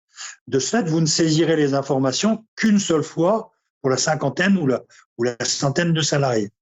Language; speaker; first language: French; native; French